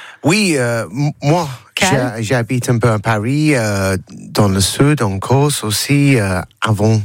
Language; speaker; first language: French; non-native, learner; English